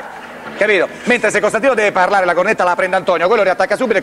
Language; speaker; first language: Italian; native; Italian